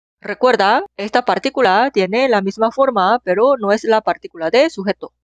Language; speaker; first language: Spanish; non-native, fluent; Korean